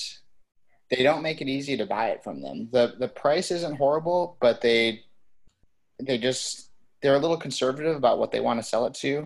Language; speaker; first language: English; native; English